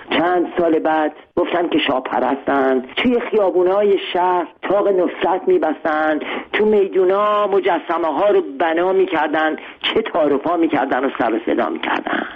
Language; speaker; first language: Persian; non-native, local second language; Armenian